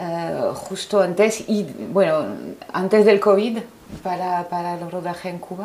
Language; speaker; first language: Spanish; non-native, fluent; French